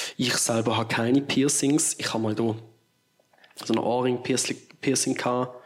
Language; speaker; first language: German; native; German